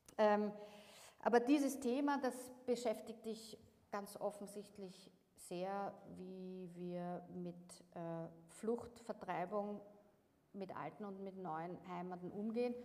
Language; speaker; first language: German; native; German